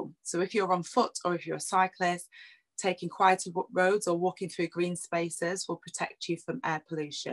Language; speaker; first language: English; native; English